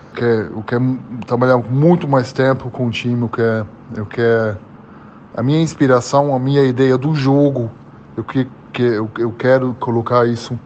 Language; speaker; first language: Portuguese; non-native, fluent; German